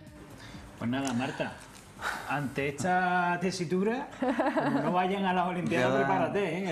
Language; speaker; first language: Spanish; native; Spanish